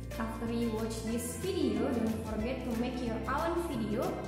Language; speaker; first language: English; non-native, fluent; Indonesian